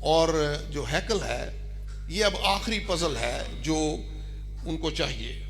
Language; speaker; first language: Urdu; non-native, local second language; Punjabi